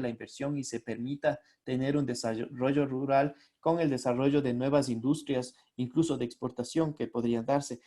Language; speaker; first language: Spanish; native; Spanish